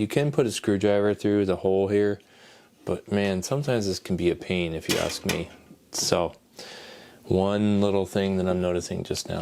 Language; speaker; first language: English; native; English